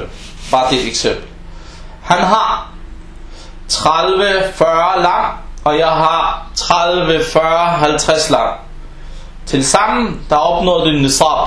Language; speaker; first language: Danish; early bilingual, other home language; Arabic